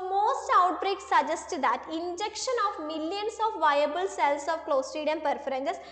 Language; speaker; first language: English; non-native, local second language; Malayalam